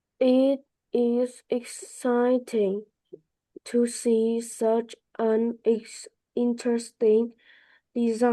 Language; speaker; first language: English; non-native, learner; Vietnamese